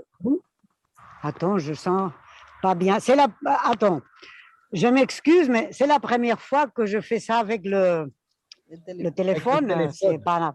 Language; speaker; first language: French; non-native, fluent; Spanish